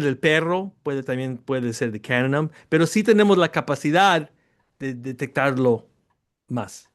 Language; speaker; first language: Spanish; early bilingual, heritage; Spanish